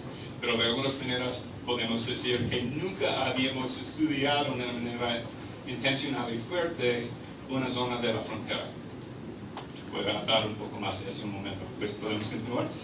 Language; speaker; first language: Spanish; non-native, fluent; English